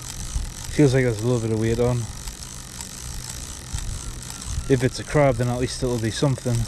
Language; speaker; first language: English; native; English